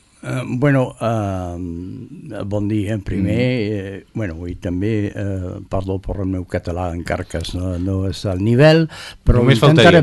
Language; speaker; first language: Catalan; non-native, learner; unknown